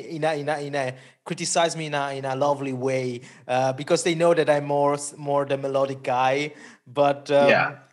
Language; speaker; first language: English; non-native, fluent; Italian